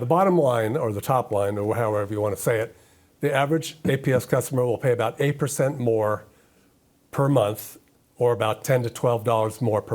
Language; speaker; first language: English; native; English